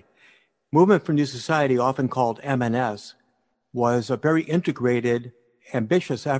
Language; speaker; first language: English; native; English